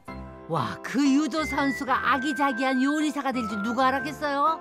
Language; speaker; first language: Korean; native; Korean